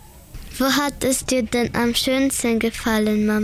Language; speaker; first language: German; early bilingual, other home language; Persian